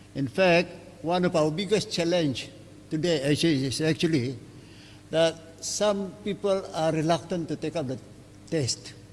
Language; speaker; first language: English; non-native, local second language; Malay